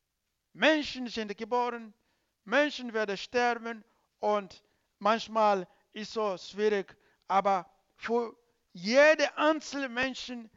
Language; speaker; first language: German; non-native, learner; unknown